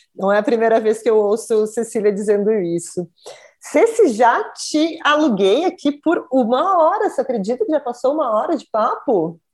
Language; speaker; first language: Portuguese; native; Portuguese